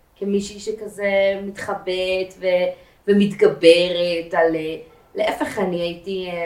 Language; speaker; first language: Hebrew; native; Hebrew